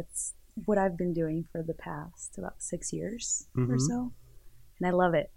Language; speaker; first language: English; non-native, fluent; Portuguese